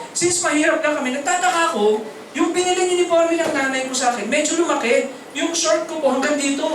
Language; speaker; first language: Filipino; native; Filipino